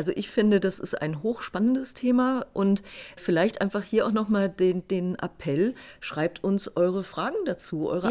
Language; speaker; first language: German; native; German